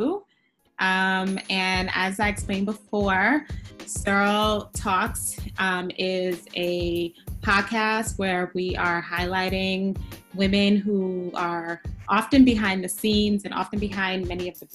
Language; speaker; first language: English; early bilingual, other home language; Spanish